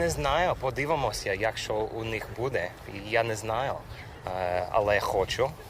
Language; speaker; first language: Ukrainian; non-native, learner; English